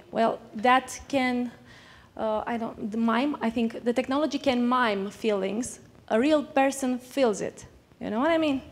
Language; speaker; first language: English; non-native, fluent; Romanian